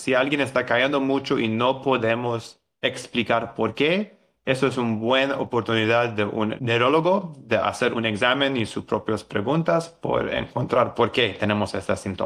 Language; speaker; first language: Spanish; non-native, fluent; English